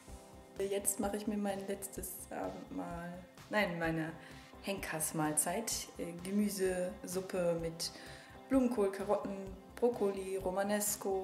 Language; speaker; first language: German; native; German